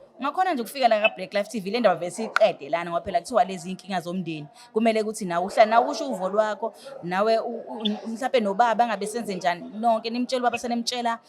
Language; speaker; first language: Zulu; native; Zulu